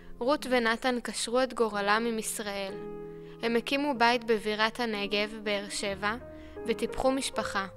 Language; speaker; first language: Hebrew; native; Hebrew